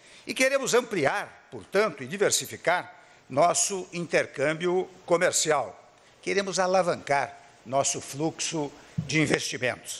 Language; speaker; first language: Portuguese; native; Portuguese